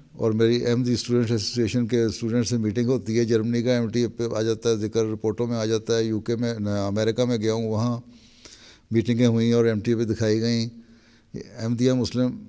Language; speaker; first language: Urdu; native; Urdu